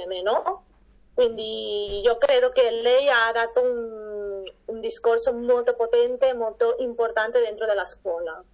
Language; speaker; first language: Italian; non-native, fluent; Catalan